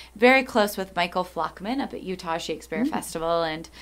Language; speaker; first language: English; native; English